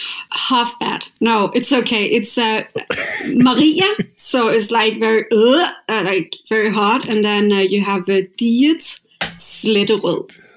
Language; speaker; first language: English; non-native, fluent; Danish